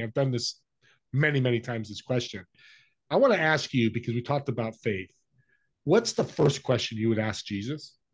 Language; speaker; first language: English; native; English